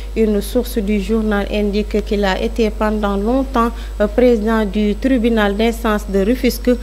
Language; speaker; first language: French; non-native, local second language; Fula